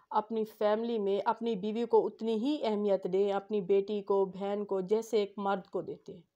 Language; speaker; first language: Urdu; non-native, local second language; Saraiki